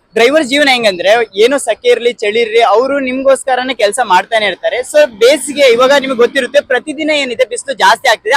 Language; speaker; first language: Kannada; non-native, local second language; Punjabi